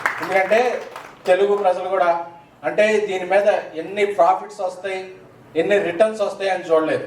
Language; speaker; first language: Telugu; native; Telugu